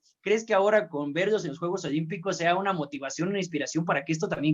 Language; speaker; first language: Spanish; native; Spanish